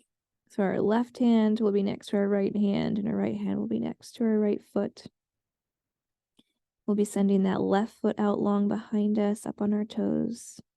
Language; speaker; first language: English; native; English